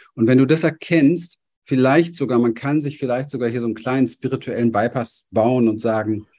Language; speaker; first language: German; native; German